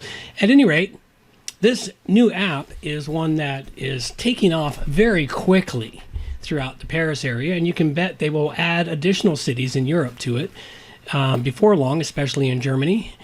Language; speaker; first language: English; native; English